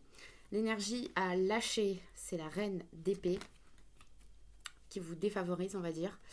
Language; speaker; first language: French; native; French